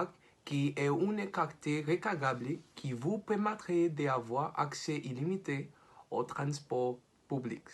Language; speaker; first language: French; non-native, learner; Spanish